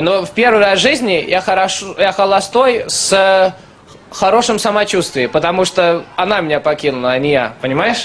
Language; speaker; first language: Russian; early bilingual, heritage; Russian